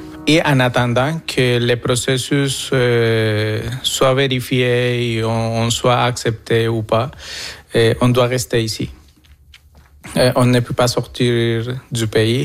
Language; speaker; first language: French; non-native, learner; Spanish